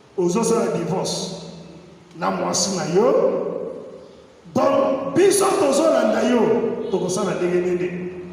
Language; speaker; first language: Lingala; native; Lingala